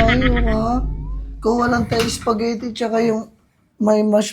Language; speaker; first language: Filipino; native; Filipino